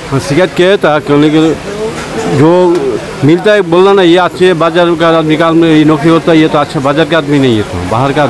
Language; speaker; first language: Hindi; non-native, local second language; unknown